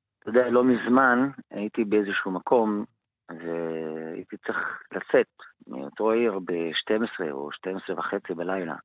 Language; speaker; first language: Hebrew; non-native, local second language; Arabic